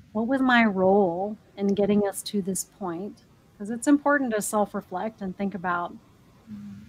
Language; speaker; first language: English; native; English